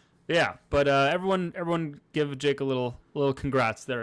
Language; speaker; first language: English; native; English